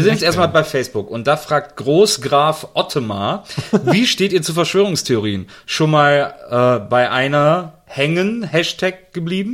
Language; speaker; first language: German; native; German